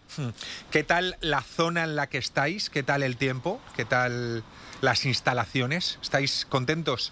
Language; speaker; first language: Spanish; native; Spanish